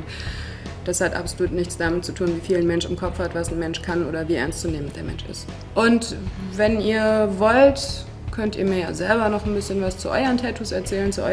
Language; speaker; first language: German; native; German